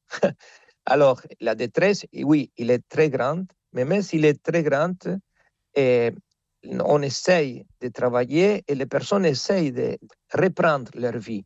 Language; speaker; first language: French; non-native, fluent; Spanish